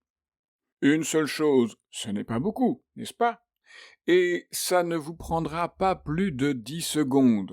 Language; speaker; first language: French; native; French